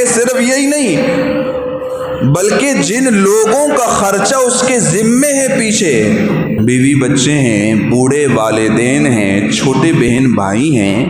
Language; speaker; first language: Urdu; native; Urdu